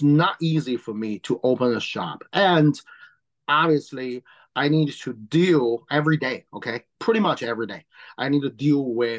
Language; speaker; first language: English; non-native, learner; Chinese